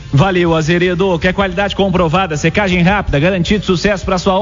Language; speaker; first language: Portuguese; native; Portuguese